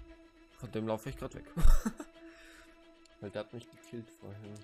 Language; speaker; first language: German; native; German